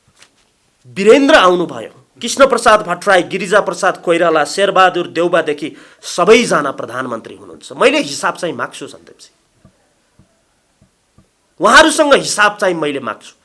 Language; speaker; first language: Nepali; native; Nepali